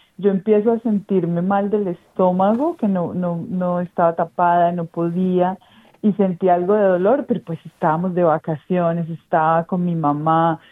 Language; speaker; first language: Spanish; native; Spanish